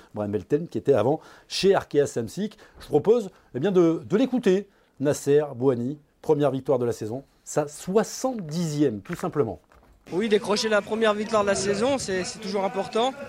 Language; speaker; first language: French; native; French